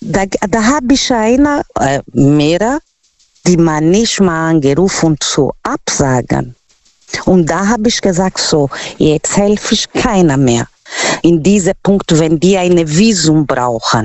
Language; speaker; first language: German; non-native, learner; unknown